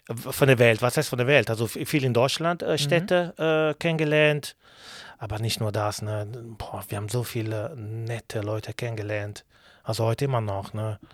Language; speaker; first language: German; non-native, learner; Italian